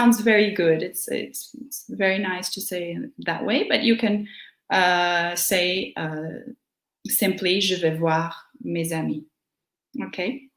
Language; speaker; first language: English; non-native, fluent; Portuguese